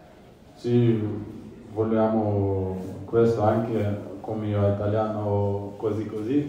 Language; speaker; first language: Italian; non-native, learner; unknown